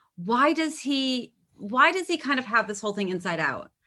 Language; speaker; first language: English; native; English